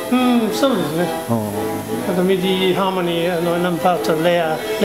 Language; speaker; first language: Japanese; non-native, learner; English